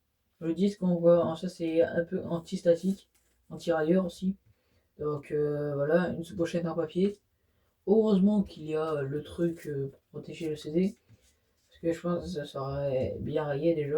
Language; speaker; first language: French; native; French